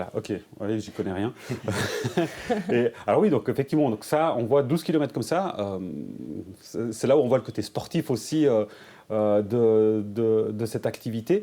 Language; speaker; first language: French; native; French